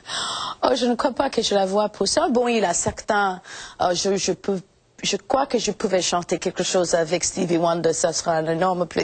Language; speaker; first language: French; non-native, fluent; English